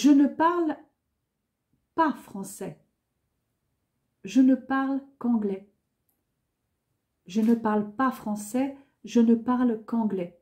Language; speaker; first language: French; native; French